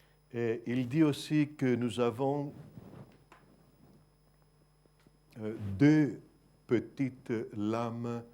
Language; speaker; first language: French; non-native, fluent; Greek